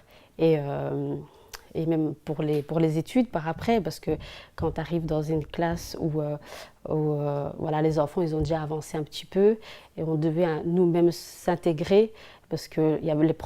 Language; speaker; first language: French; early bilingual, other home language; Somali